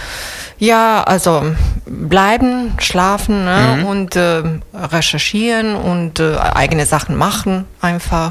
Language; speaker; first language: German; non-native, fluent; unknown